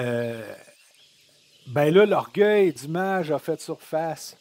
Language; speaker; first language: French; native; French